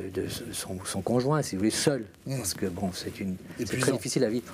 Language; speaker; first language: French; native; French